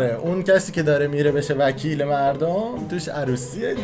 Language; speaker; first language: Persian; native; Persian